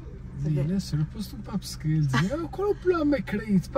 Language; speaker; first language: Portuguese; early bilingual, heritage; English